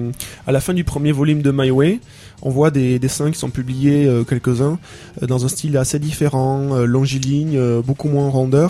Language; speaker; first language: French; native; French